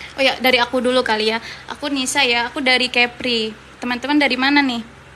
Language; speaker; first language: Indonesian; native; Indonesian